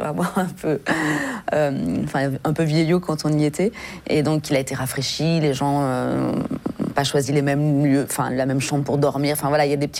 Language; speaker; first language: French; native; French